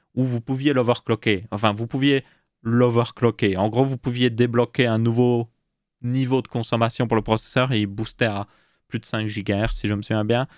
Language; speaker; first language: French; native; French